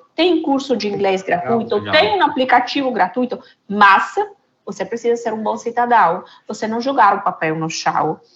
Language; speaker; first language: Portuguese; non-native, fluent; Italian